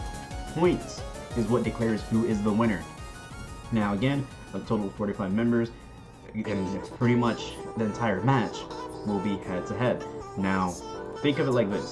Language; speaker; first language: English; native; English